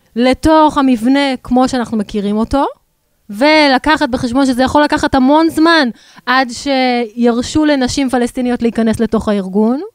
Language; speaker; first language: Hebrew; native; Hebrew